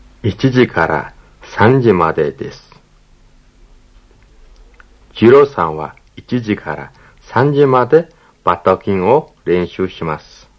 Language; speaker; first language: Japanese; non-native, learner; Mongolian